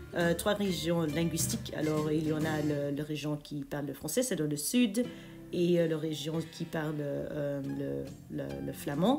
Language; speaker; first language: French; non-native, local second language; Dutch